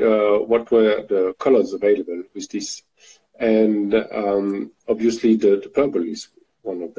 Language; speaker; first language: English; non-native, fluent; French